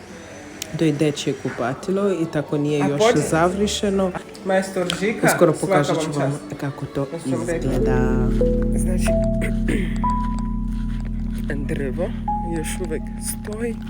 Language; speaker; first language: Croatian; non-native, learner; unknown